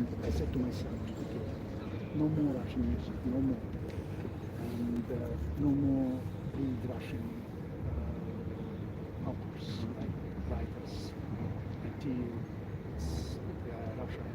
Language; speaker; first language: English; non-native, learner; Ukrainian